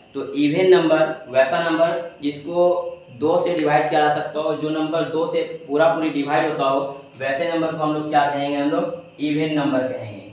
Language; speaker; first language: Hindi; native; Hindi